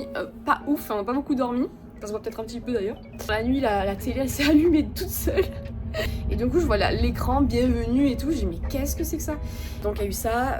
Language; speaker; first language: French; native; French